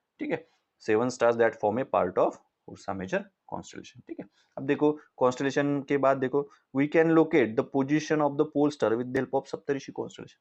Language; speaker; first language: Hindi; non-native, local second language; Marathi